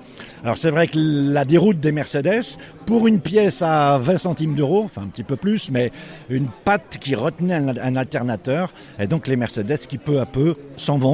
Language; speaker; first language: French; native; French